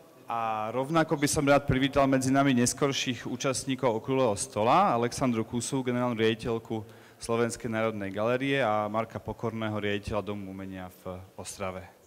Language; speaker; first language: Slovak; native; Slovak